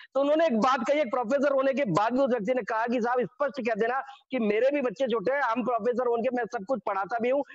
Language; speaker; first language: Hindi; native; Hindi